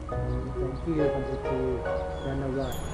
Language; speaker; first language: English; non-native, learner; Thai